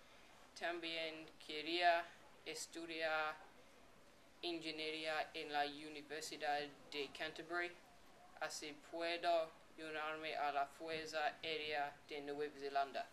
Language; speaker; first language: Spanish; non-native, learner; English